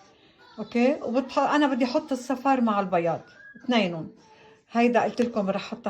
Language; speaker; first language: Arabic; native; Arabic